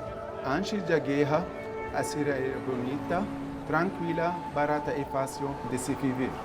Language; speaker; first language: Portuguese; non-native, fluent; Arabic